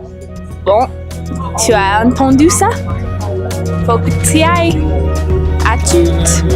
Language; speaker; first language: French; non-native, learner; English